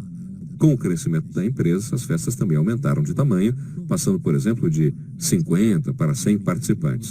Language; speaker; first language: Portuguese; native; Portuguese